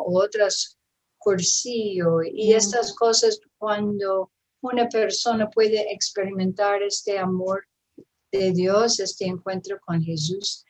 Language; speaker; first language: Spanish; non-native, fluent; English